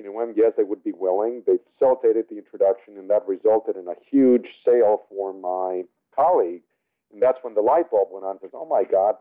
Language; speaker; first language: English; non-native, fluent; Spanish